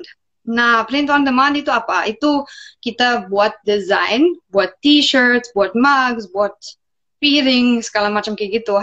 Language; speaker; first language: Indonesian; non-native, fluent; English